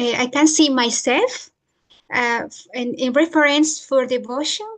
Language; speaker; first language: English; non-native, learner; Italian